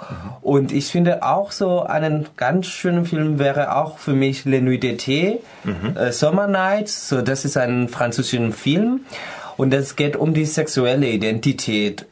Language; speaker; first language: German; non-native, fluent; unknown